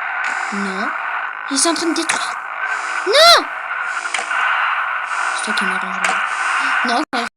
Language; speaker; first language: French; native; French